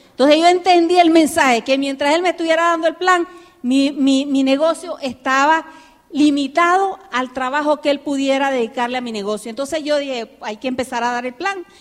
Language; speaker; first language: Spanish; early bilingual, heritage; Spanish